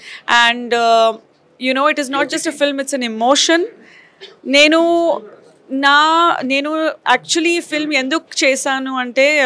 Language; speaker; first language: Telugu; non-native, fluent; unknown